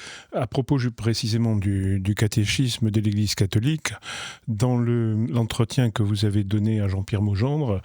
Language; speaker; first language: French; native; French